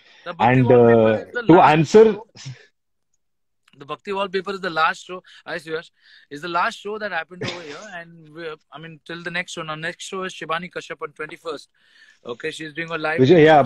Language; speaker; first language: English; native; English